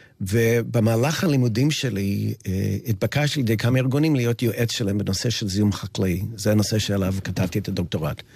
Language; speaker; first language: Hebrew; non-native, fluent; English